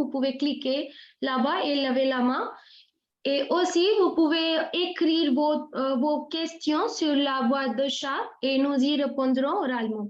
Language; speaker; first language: French; non-native, fluent; Hindi